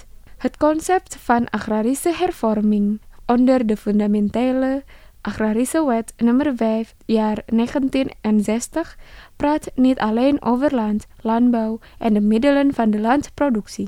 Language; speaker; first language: Dutch; non-native, learner; Indonesian